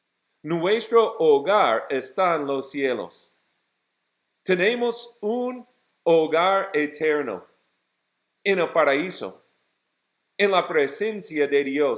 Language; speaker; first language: Spanish; non-native, fluent; English